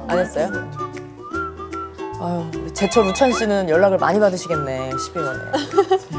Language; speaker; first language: Korean; native; Korean